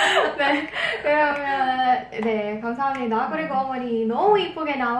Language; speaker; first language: Korean; non-native, fluent; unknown